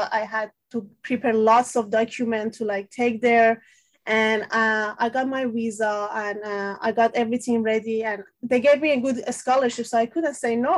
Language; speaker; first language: English; non-native, fluent; Persian